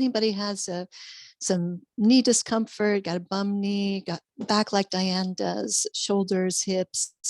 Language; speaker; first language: English; native; English